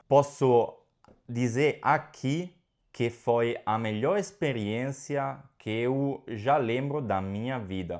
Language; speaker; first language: Portuguese; non-native, fluent; Italian